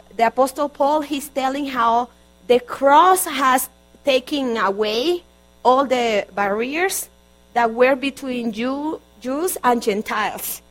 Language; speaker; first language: English; non-native, fluent; Spanish